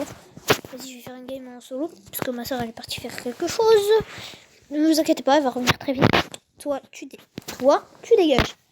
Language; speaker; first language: French; native; French